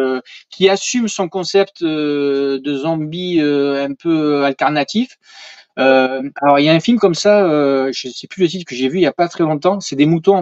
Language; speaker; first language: French; native; French